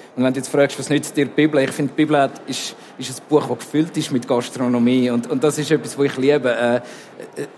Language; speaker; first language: German; native; German